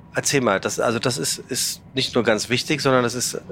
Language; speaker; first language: German; native; German